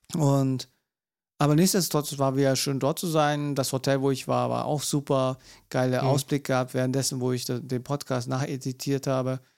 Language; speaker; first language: German; early bilingual, other home language; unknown